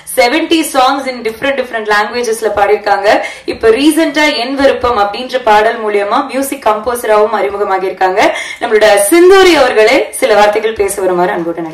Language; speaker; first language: Tamil; native; Tamil